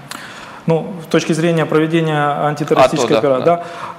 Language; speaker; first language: Russian; native; Russian